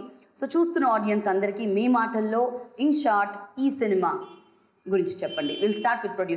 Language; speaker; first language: Telugu; native; Telugu